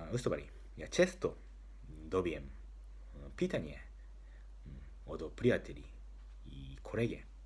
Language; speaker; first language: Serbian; non-native, learner; Japanese